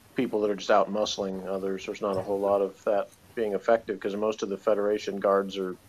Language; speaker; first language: English; native; English